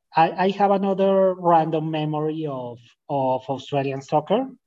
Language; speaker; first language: English; non-native, fluent; Spanish